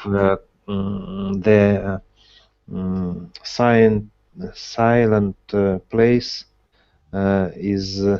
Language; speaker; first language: English; non-native, learner; Russian